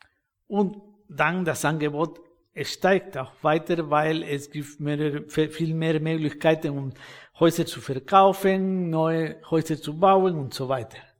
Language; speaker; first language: German; non-native, fluent; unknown